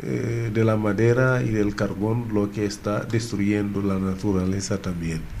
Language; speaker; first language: Spanish; non-native, fluent; Wolof